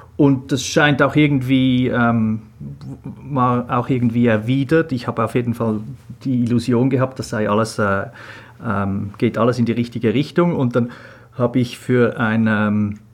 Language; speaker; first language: German; native; German